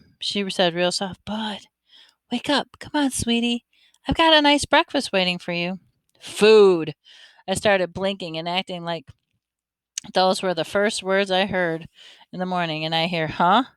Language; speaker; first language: English; native; English